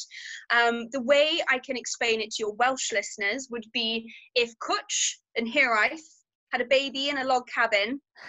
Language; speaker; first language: English; native; English